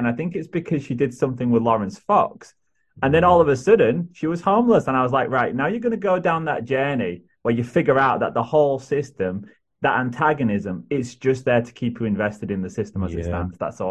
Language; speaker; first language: English; native; English